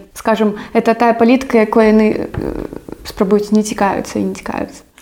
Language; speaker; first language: Belarusian; non-native, local second language; Russian